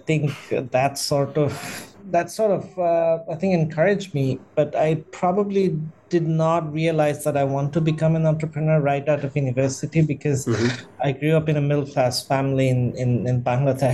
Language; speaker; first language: English; non-native, local second language; Bangla